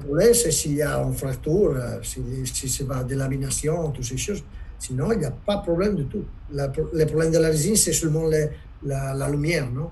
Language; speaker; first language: French; non-native, learner; Italian